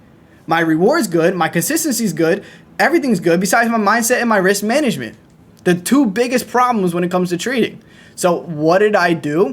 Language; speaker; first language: English; native; English